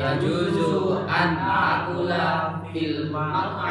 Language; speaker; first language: Arabic; non-native, learner; Indonesian